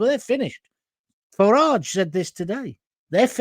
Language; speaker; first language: English; native; English